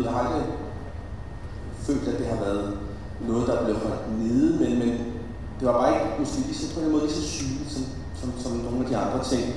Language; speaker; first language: Danish; early bilingual, other home language; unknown